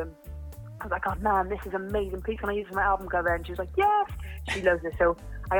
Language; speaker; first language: English; native; English